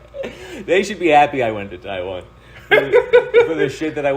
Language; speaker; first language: English; native; English